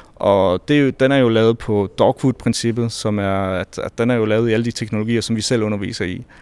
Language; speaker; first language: Danish; early bilingual, other home language; French